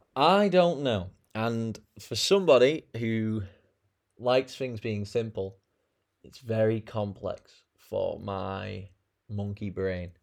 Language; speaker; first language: English; native; English